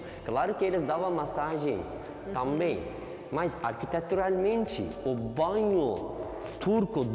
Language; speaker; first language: Portuguese; non-native, learner; Turkish